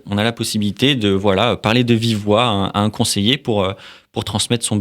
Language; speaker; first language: French; native; French